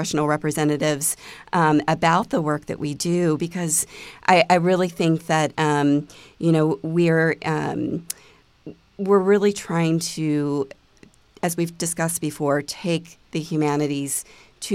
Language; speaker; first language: English; native; English